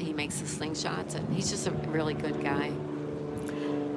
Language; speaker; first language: English; native; English